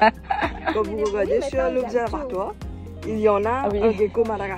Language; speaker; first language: French; non-native, local second language; Morisyen